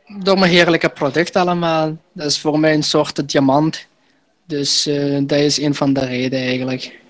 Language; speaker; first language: Dutch; early bilingual, other home language; Arabic